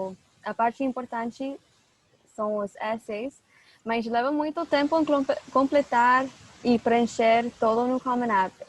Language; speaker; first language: Portuguese; non-native, fluent; English